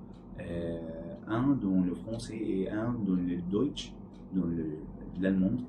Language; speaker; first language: French; non-native, learner; Arabic